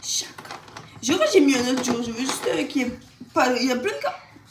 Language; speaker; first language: French; native; French